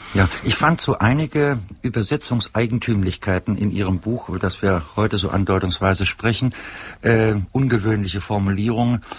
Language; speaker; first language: German; native; German